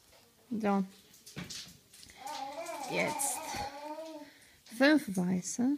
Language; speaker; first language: German; non-native, fluent; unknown